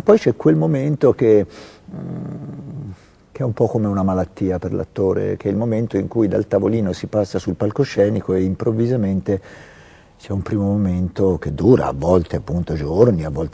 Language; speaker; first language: Italian; native; Italian